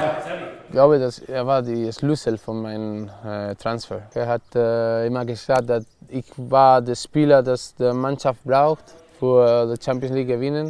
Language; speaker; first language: German; non-native, learner; Spanish